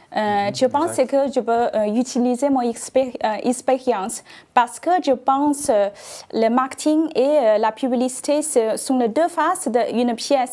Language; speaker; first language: French; non-native, fluent; Chinese